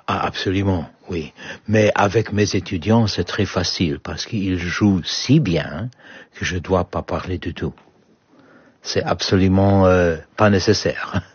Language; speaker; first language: French; non-native, fluent; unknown